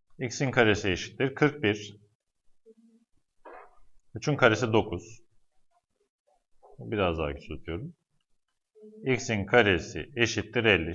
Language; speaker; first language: Turkish; native; Turkish